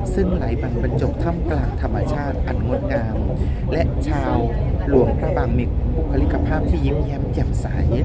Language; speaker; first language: Thai; native; Thai